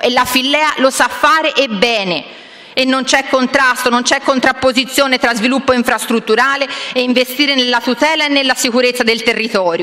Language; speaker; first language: Italian; native; Italian